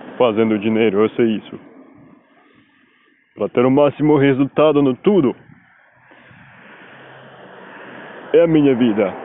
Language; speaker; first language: Portuguese; non-native, learner; Spanish